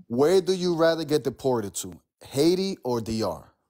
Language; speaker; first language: English; early bilingual, other home language; Spanish